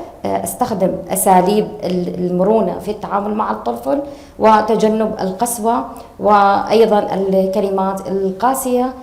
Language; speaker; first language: Arabic; native; Arabic